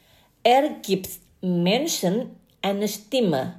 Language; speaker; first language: German; non-native, fluent; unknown